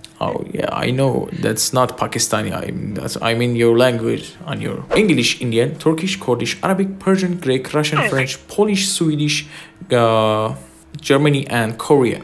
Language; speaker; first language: English; non-native, learner; Persian